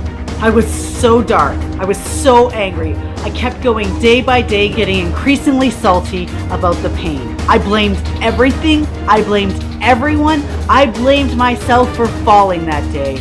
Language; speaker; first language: English; native; English